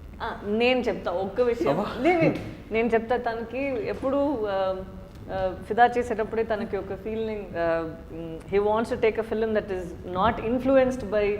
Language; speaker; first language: Telugu; non-native, fluent; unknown